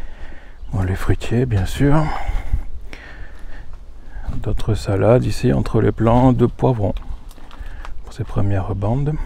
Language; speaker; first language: French; native; French